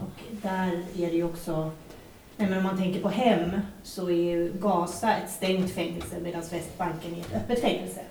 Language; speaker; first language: Swedish; native; Swedish